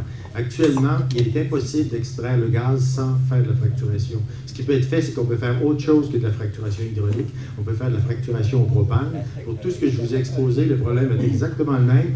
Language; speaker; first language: French; native; French